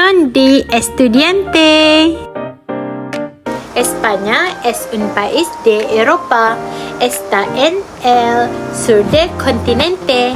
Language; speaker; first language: Spanish; non-native, learner; Malay